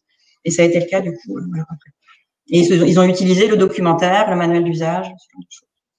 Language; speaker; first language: French; native; French